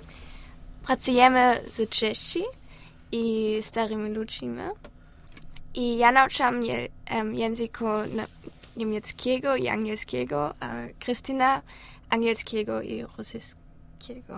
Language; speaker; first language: Polish; non-native, learner; German